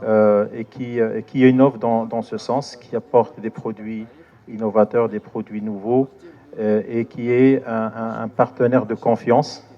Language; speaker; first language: French; non-native, local second language; Arabic